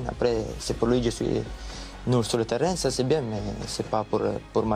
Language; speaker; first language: French; non-native, learner; Italian